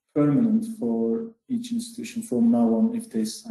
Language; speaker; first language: English; non-native, fluent; Turkish